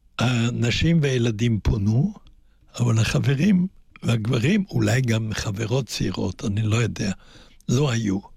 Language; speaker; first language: Hebrew; non-native, fluent; German